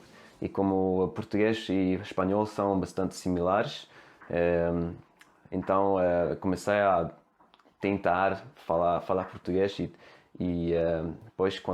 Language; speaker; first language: Portuguese; non-native, fluent; Swedish